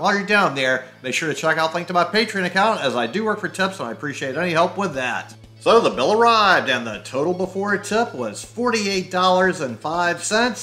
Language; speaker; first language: English; native; English